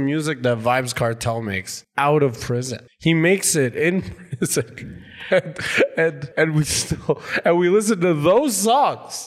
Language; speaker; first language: English; native; English